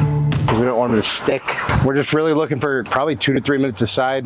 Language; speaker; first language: English; native; English